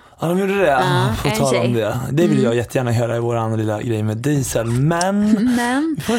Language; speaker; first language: Swedish; native; Swedish